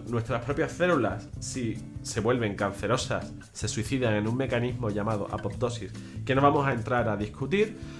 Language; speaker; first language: Spanish; native; Spanish